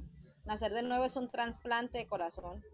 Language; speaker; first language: Spanish; native; Spanish